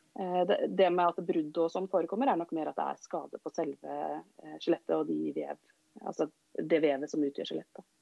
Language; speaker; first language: Norwegian; native; Norwegian